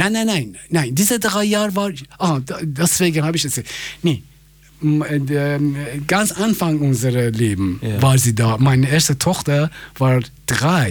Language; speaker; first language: German; non-native, fluent; Persian